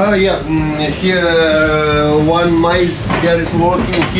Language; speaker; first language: English; non-native, learner; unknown